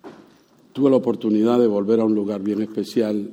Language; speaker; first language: Spanish; native; Spanish